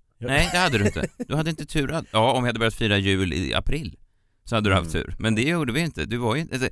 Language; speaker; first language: Swedish; native; Swedish